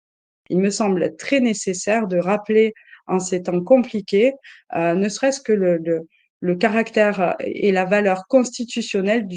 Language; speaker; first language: French; native; French